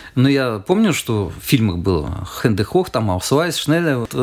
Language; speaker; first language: Russian; native; Russian